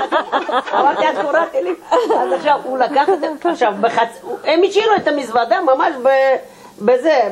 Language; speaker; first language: Hebrew; non-native, fluent; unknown